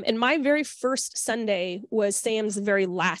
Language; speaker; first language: English; native; English